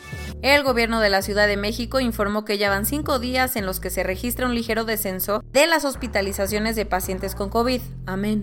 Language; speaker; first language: Spanish; native; Spanish